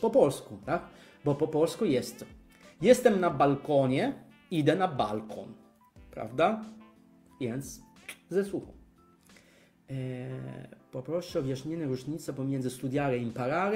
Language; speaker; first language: Polish; non-native, fluent; Italian